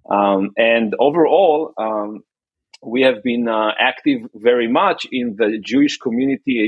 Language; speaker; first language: English; non-native, fluent; Hebrew